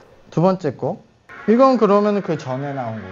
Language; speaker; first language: Korean; native; Korean